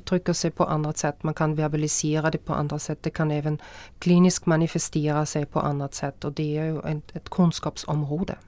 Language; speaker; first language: Swedish; non-native, fluent; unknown